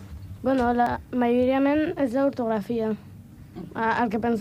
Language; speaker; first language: Catalan; non-native, learner; Arabic